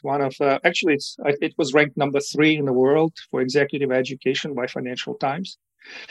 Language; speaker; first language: English; non-native, fluent; Ukrainian